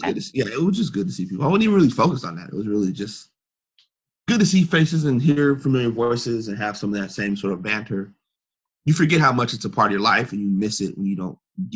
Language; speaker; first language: English; native; English